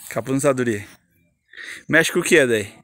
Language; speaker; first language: Portuguese; native; Portuguese